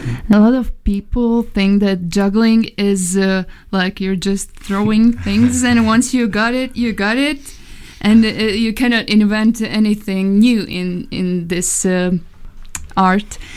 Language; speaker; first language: English; non-native, fluent; Latvian